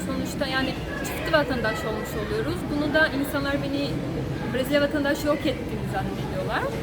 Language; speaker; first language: Turkish; non-native, fluent; Portuguese